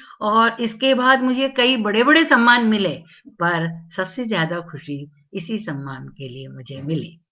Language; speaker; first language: Hindi; non-native, local second language; Tamil